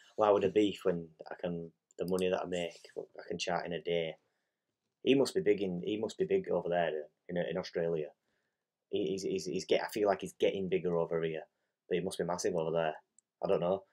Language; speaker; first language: English; native; English